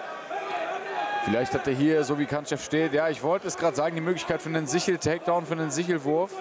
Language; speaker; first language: German; native; German